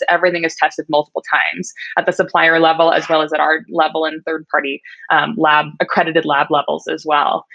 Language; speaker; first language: English; native; English